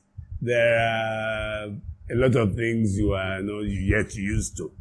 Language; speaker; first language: English; non-native, local second language; Yoruba